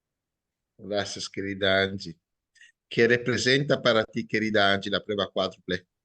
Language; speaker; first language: Spanish; native; Spanish